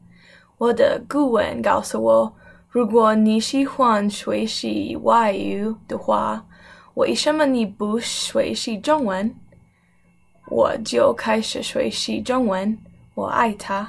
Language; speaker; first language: Chinese; non-native, learner; English